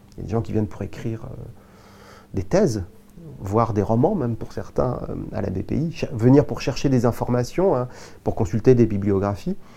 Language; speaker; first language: French; native; French